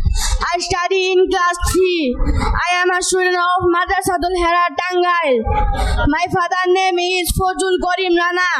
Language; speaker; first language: English; non-native, learner; Bangla